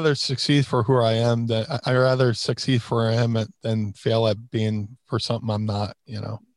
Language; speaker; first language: English; native; English